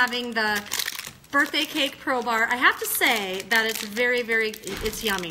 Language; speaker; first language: English; native; English